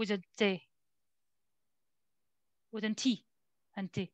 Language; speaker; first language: English; non-native, learner; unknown